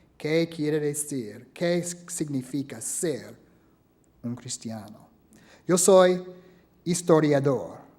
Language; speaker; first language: Spanish; non-native, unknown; English